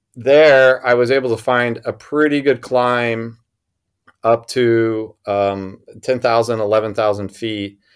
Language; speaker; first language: English; native; English